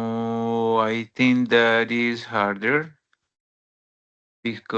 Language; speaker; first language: English; non-native, learner; Spanish